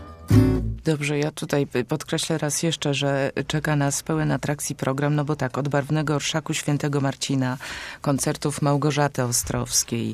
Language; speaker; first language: Polish; native; Polish